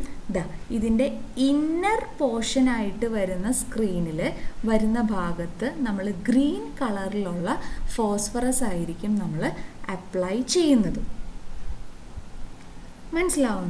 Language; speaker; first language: Malayalam; native; Malayalam